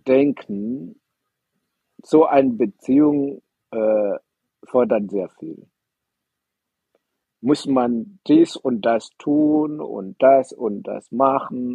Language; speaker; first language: German; non-native, fluent; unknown